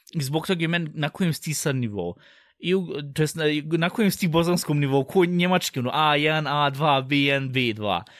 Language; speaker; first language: Bosnian; early bilingual, heritage; Bosnian